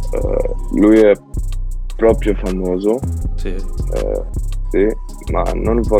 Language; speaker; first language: Italian; non-native, learner; Albanian